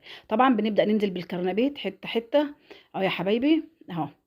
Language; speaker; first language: Arabic; native; Arabic